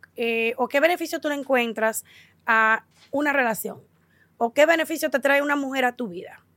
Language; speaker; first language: Spanish; early bilingual, heritage; Spanish